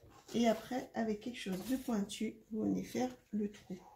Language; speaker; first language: French; native; French